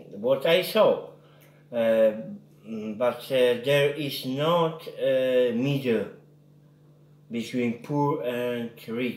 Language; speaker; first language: English; non-native, learner; Polish